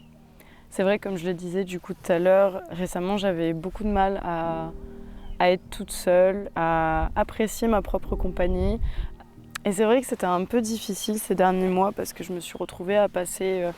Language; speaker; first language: French; native; French